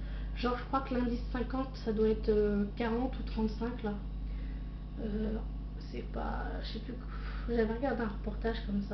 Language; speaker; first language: French; native; French